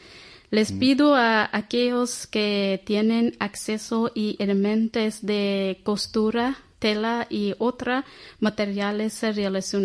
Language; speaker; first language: Spanish; non-native, learner; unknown